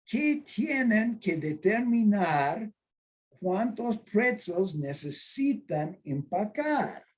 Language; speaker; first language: Spanish; non-native, fluent; English